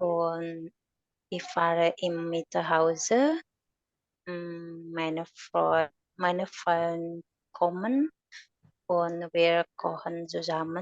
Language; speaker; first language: German; non-native, learner; Indonesian